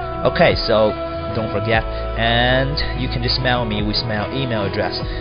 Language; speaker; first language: English; non-native, fluent; Chinese